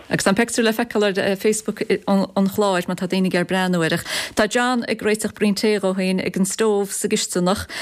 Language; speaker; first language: Irish; native; Irish